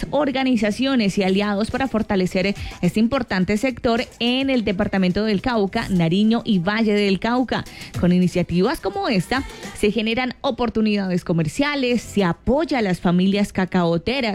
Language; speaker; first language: Spanish; native; Spanish